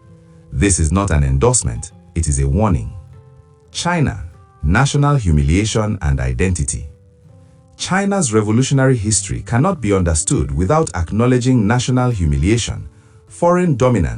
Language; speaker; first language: English; non-native, local second language; Igbo